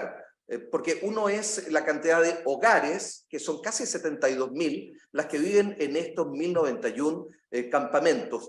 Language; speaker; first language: Spanish; native; Spanish